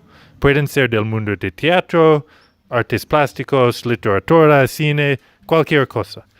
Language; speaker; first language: Spanish; non-native, fluent; English